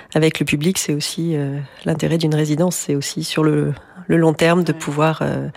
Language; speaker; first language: French; native; French